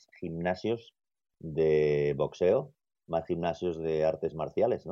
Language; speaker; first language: Spanish; native; Spanish